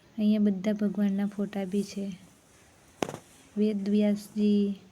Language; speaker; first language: Gujarati; native; Gujarati